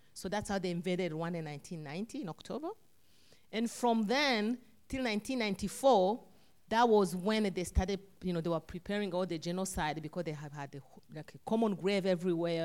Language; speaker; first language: English; non-native, local second language; Kinyarwanda